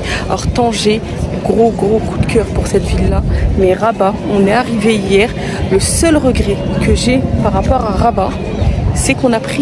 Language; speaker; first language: French; early bilingual, other home language; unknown